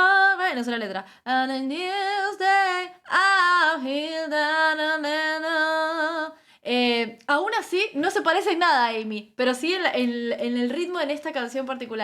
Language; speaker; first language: Spanish; native; Spanish